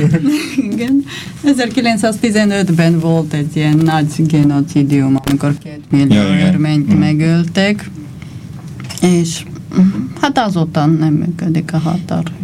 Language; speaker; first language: Hungarian; non-native, fluent; Armenian